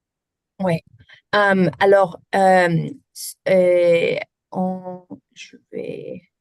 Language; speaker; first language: French; non-native, learner; German